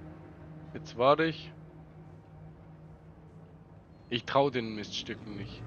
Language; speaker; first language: German; native; German